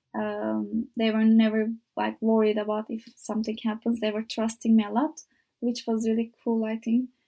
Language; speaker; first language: English; non-native, learner; Turkish